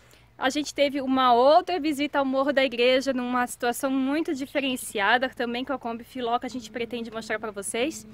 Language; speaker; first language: Portuguese; native; Portuguese